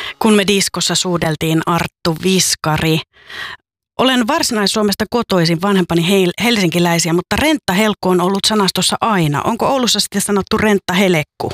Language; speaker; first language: Finnish; native; Finnish